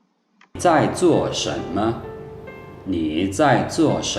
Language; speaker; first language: Chinese; non-native, fluent; Lao